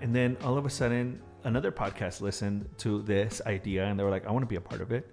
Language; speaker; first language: English; early bilingual, other home language; Spanish